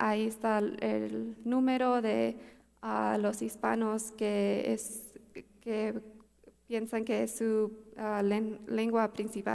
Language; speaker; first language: Spanish; early bilingual, heritage; Spanish